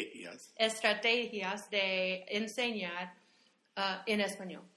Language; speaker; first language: Spanish; non-native, fluent; English